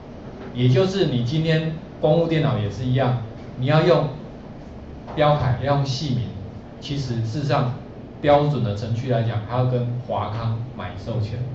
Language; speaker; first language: Chinese; native; Chinese